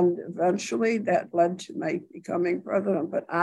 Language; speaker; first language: English; native; English